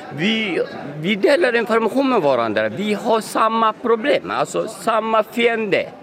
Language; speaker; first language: Swedish; non-native, fluent; Somali